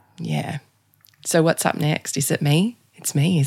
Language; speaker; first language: English; native; English